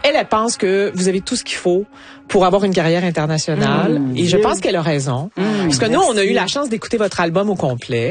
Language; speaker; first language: French; native; French